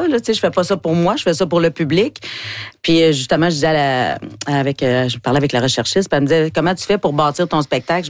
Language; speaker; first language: French; native; French